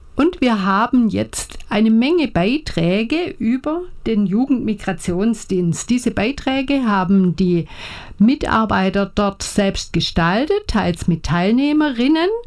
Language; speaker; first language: German; native; German